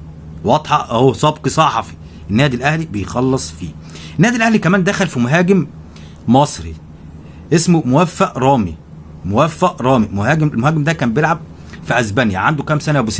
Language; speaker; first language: Arabic; native; Arabic